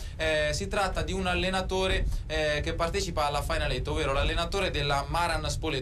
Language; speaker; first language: Italian; native; Italian